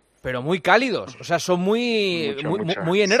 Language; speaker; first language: Spanish; native; Spanish